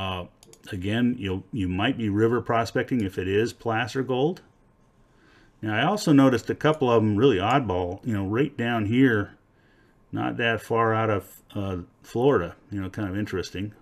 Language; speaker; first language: English; native; English